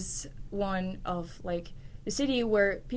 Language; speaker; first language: English; non-native, learner; French